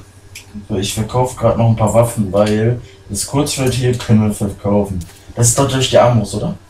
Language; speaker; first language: German; native; German